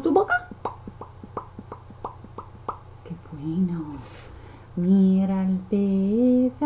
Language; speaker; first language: Spanish; non-native, learner; English